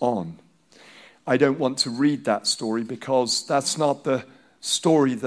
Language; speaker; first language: English; non-native, local second language; Hausa